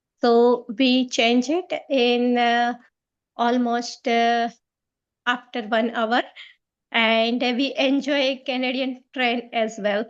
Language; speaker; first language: English; non-native, learner; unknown